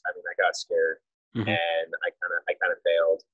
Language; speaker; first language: English; native; English